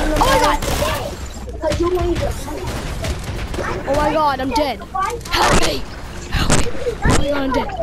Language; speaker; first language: English; native; English